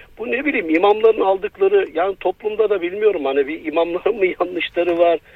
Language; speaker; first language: Turkish; native; Turkish